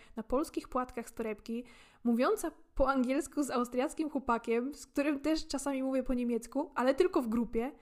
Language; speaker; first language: Polish; native; Polish